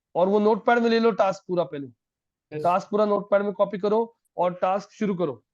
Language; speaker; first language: Hindi; non-native, local second language; Marathi